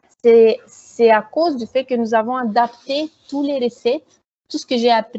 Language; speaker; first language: French; non-native, fluent; Romanian